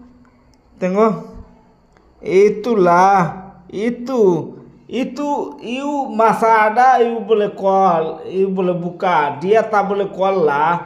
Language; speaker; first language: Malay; non-native, learner; Bangla